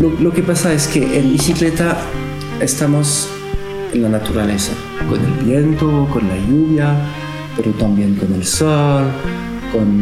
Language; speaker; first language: Spanish; non-native, learner; French